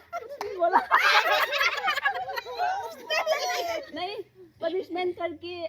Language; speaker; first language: Hindi; non-native, local second language; Rongmei Naga